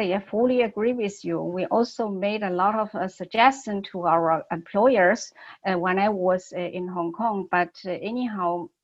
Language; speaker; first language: English; non-native, fluent; Chinese